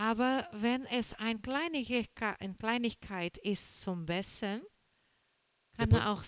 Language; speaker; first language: German; non-native, learner; Portuguese